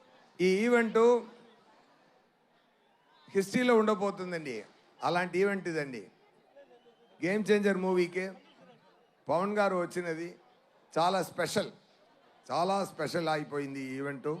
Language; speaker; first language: Telugu; non-native, learner; Tamil